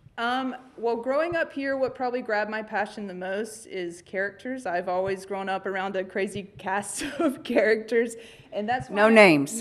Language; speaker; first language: English; native; English